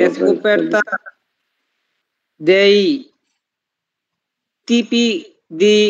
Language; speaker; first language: Italian; non-native, learner; Bangla